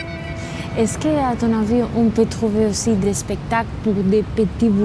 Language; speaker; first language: French; non-native, fluent; Spanish